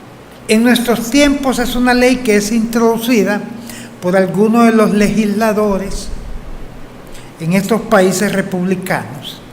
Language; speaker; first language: Spanish; native; Spanish